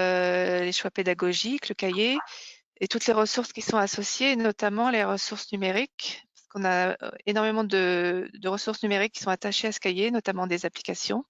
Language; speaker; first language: French; native; French